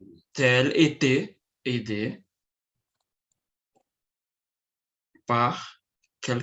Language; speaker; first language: French; non-native, learner; Portuguese